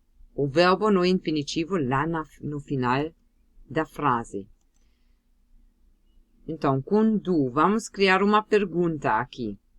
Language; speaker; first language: Portuguese; non-native, fluent; German